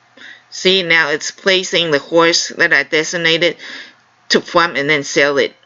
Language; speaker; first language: English; non-native, fluent; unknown